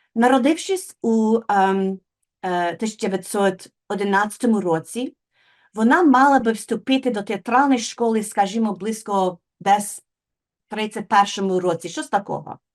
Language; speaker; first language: Ukrainian; non-native, fluent; English